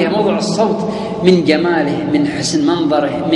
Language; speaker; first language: Arabic; native; Arabic